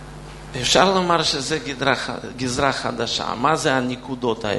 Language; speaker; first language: Hebrew; non-native, fluent; Russian